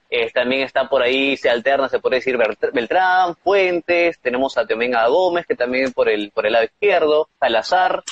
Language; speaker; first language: Spanish; native; Spanish